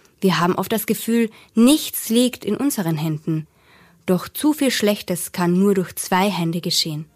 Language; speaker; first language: German; native; German